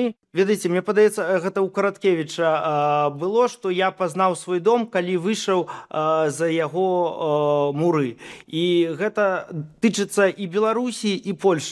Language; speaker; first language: Belarusian; non-native, local second language; Russian